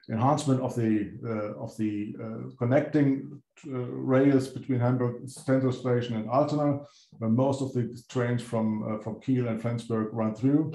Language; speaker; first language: English; non-native, fluent; German